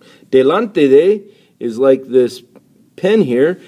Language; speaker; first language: English; native; English